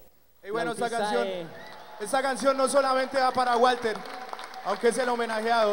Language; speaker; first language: Spanish; native; Spanish